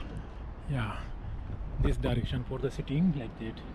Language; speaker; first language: English; non-native, learner; Urdu